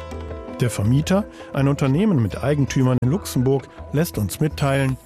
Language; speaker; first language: German; native; German